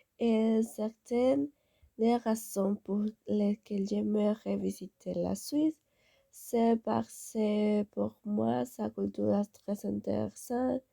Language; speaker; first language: French; non-native, learner; Spanish